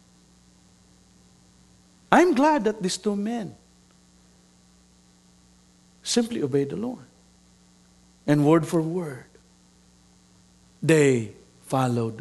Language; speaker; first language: English; non-native, local second language; Cebuano